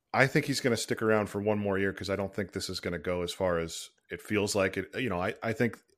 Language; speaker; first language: English; native; English